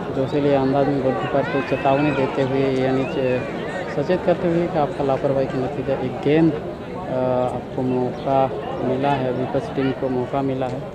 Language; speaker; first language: Hindi; native; Hindi